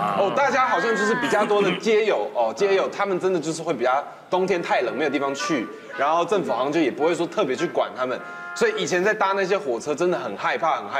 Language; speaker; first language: Chinese; native; Chinese